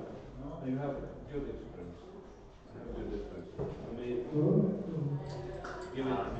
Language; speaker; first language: English; non-native, learner; Norwegian